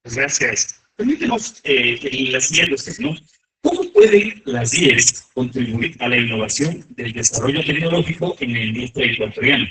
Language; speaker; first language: Spanish; native; Spanish